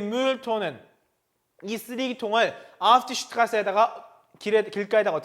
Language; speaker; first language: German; non-native, fluent; Korean